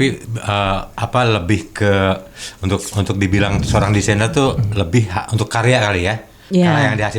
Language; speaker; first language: Indonesian; native; Indonesian